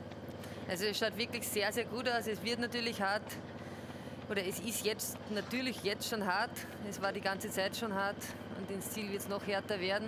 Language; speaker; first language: German; native; German